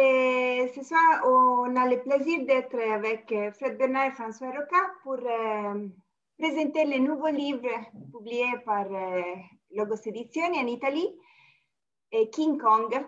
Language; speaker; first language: French; non-native, fluent; Italian